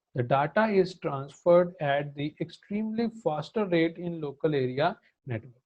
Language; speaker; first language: English; non-native, local second language; Punjabi